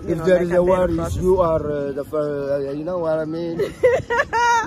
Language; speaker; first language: English; non-native, learner; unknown